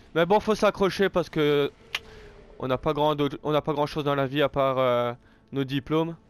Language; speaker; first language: French; native; French